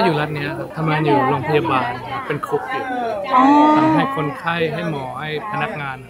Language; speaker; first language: Thai; native; Thai